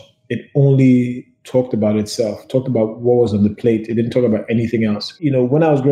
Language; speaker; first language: English; non-native, local second language; Yoruba